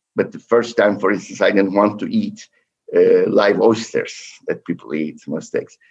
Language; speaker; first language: English; non-native, fluent; Turkish